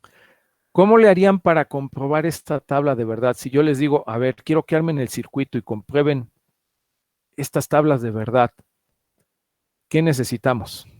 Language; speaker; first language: Spanish; native; Spanish